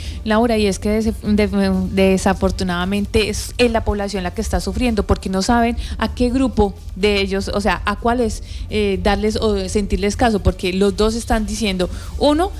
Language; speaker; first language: Spanish; native; Spanish